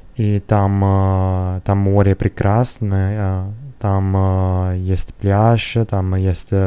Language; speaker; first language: Russian; non-native, learner; Italian